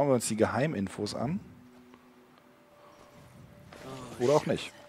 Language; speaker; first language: German; native; German